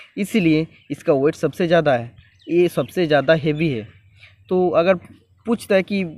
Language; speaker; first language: Hindi; non-native, local second language; Bangla